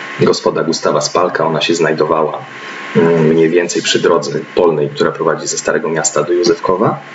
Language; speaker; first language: Polish; native; Polish